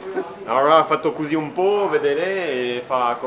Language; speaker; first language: Italian; non-native, learner; French